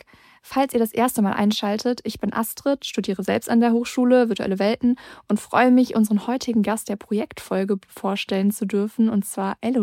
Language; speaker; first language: German; native; German